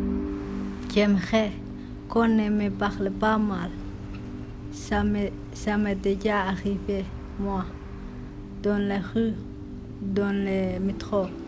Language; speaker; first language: French; non-native, learner; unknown